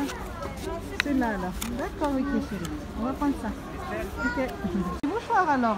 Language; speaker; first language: French; native; French